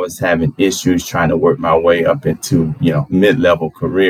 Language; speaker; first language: English; native; English